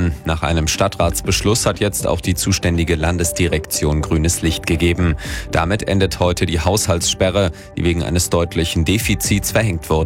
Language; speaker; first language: German; native; German